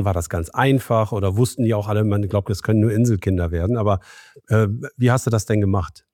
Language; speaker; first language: German; native; German